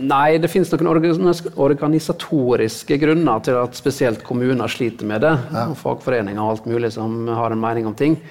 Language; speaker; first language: Norwegian; native; Norwegian